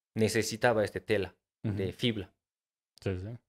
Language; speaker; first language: Spanish; non-native, fluent; Japanese